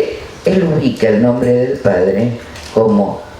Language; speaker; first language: Spanish; native; Spanish